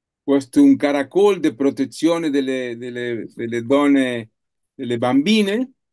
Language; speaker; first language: Italian; non-native, learner; Spanish